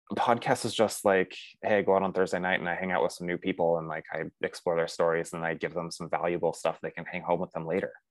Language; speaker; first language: English; native; English